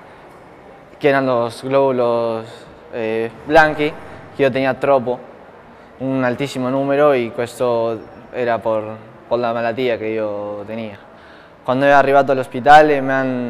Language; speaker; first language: Italian; non-native, learner; Spanish